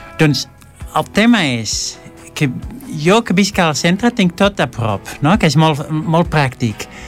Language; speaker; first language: Catalan; non-native, fluent; Dutch